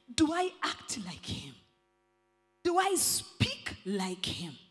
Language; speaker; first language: English; non-native, local second language; Swahili